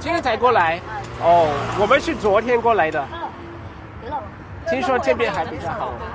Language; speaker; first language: Chinese; non-native, fluent; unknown